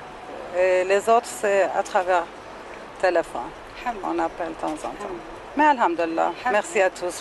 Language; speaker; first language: French; non-native, learner; Persian